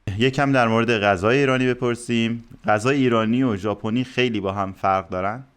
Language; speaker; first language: Persian; native; Persian